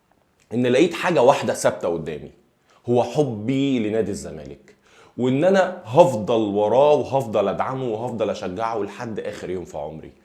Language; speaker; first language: Arabic; native; Arabic